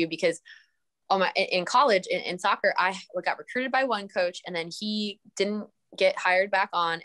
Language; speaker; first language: English; native; English